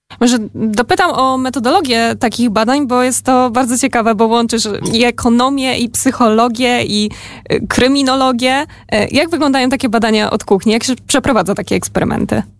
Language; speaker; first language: Polish; native; Polish